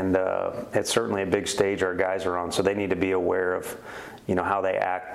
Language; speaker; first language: English; native; English